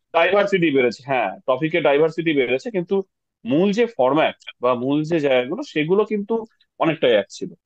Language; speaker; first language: Bangla; native; Bangla